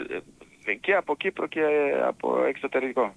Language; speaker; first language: Greek; non-native, fluent; Serbian